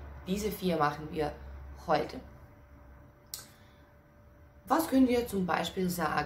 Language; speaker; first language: German; non-native, fluent; Serbian